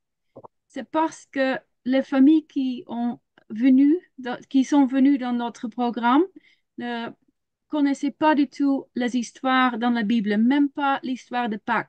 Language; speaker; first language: French; non-native, learner; Dutch